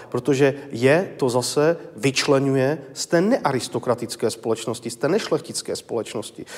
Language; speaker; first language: Czech; native; Czech